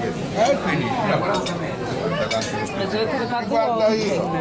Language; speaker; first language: Italian; non-native, learner; Portuguese